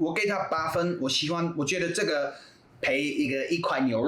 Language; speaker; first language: Chinese; non-native, fluent; English